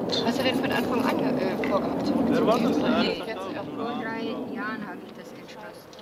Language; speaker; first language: German; non-native, fluent; Turkish